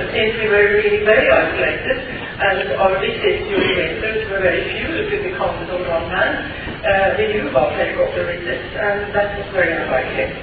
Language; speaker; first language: English; non-native, fluent; Norwegian